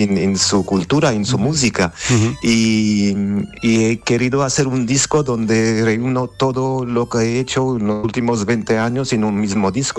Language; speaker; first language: Spanish; non-native, fluent; Armenian